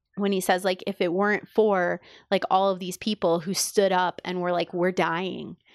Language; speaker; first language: English; native; English